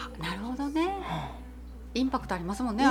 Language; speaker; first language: Japanese; native; Japanese